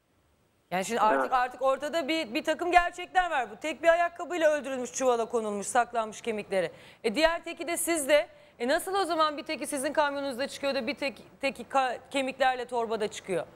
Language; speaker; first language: Turkish; native; Turkish